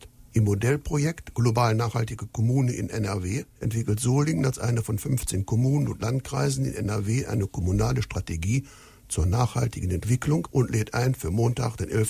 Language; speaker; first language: German; native; German